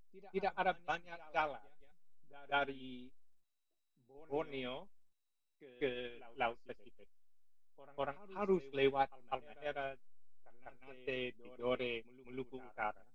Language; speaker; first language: Indonesian; non-native, fluent; English